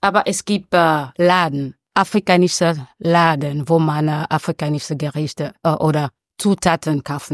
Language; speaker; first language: German; non-native, learner; French